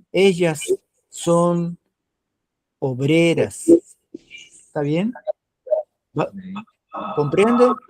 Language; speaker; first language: Spanish; non-native, fluent; Portuguese